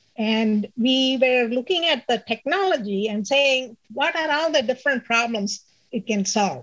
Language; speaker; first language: English; non-native, local second language; Tamil